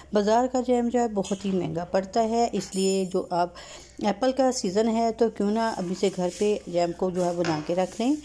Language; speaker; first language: Urdu; native; Urdu